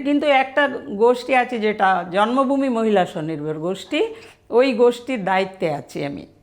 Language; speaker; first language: Bangla; non-native, fluent; Telugu